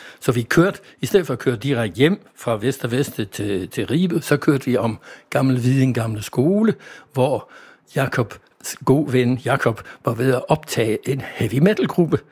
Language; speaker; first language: Danish; non-native, fluent; English